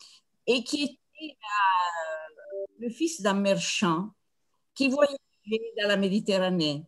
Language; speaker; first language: French; non-native, fluent; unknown